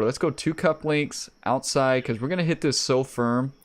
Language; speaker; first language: English; native; English